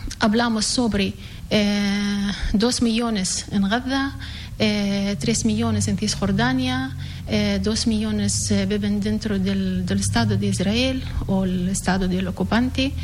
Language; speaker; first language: Spanish; non-native, learner; Arabic